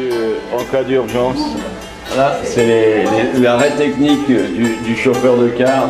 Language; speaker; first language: French; native; French